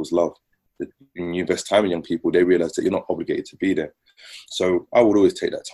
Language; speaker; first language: English; native; English